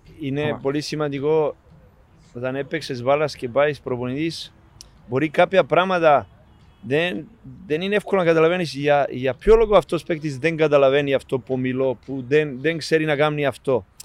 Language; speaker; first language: Greek; non-native, learner; Serbian